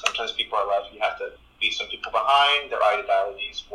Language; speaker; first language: English; early bilingual, other home language; Spanish